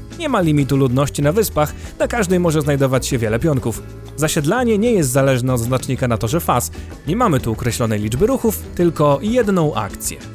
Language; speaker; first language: Polish; native; Polish